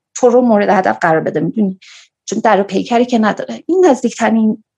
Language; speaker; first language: Persian; native; Persian